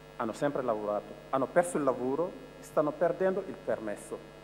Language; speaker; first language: Italian; non-native, fluent; Wolof